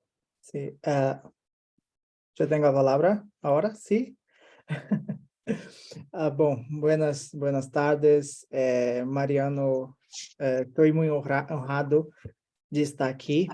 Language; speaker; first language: Spanish; non-native, learner; Portuguese